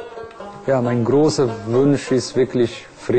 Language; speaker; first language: German; non-native, fluent; Persian